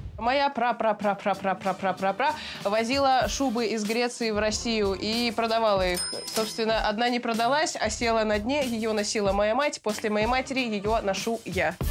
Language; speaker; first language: Russian; native; Russian